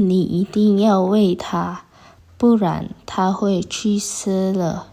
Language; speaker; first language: Chinese; non-native, fluent; Indonesian